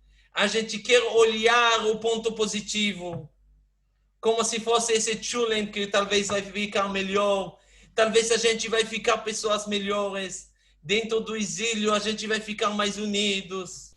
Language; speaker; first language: Portuguese; non-native, fluent; Hebrew